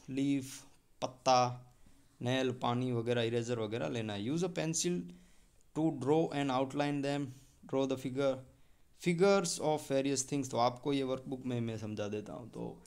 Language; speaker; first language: Hindi; native; Hindi